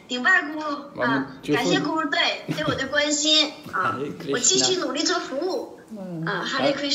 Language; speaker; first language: Chinese; native; Chinese